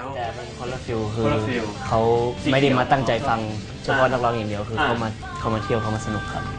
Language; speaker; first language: Thai; early bilingual, other home language; English